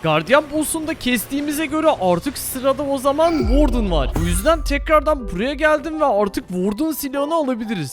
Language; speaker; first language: Turkish; native; Turkish